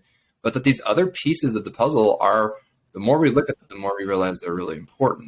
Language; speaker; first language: English; native; English